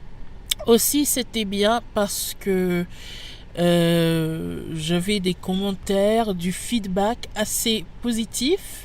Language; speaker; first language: French; non-native, fluent; English